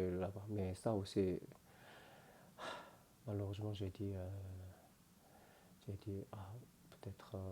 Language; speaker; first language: French; non-native, learner; Korean